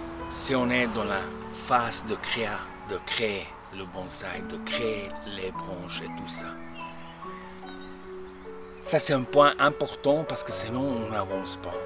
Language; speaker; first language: French; non-native, local second language; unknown